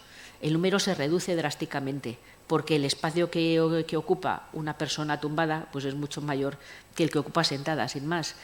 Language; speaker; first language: Spanish; native; Spanish